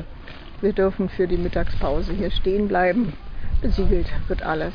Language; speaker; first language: German; native; German